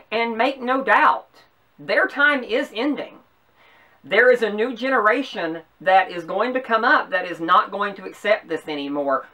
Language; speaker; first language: English; native; English